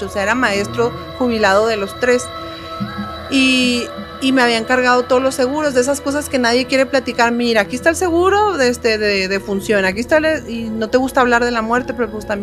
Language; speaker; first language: Spanish; native; Spanish